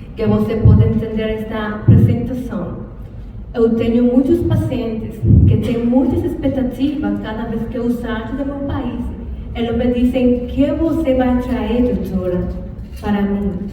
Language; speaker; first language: Portuguese; non-native, learner; Spanish